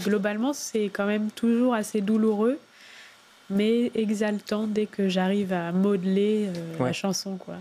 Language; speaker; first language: French; native; French